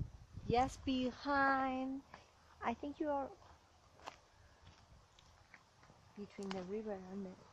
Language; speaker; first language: English; non-native, learner; Spanish